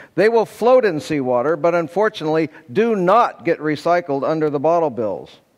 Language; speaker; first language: English; native; English